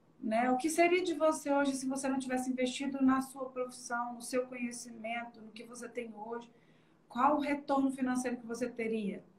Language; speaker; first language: Portuguese; native; Portuguese